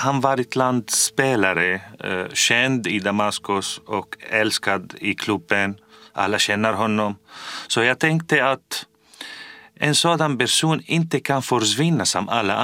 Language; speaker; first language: Swedish; non-native, fluent; Arabic